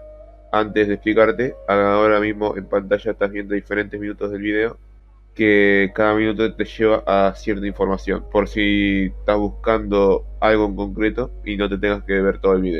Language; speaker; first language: Spanish; native; Spanish